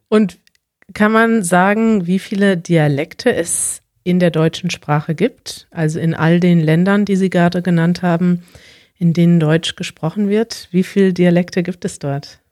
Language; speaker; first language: German; native; German